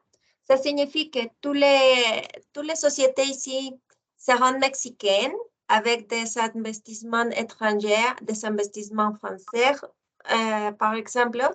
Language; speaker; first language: French; non-native, fluent; Spanish